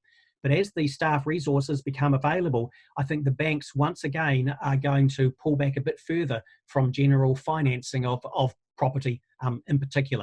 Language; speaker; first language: English; native; English